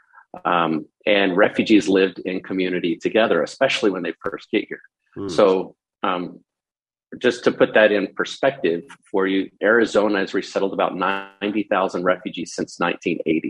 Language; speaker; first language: English; native; English